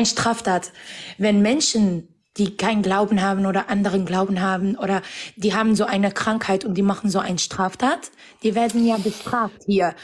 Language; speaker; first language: German; non-native, fluent; Arabic